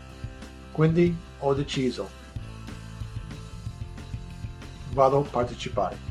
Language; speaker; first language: Italian; non-native, learner; English